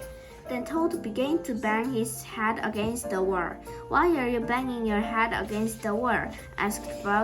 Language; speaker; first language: English; non-native, learner; Korean